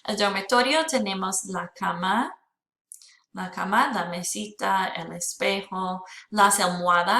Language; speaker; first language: Spanish; non-native, fluent; English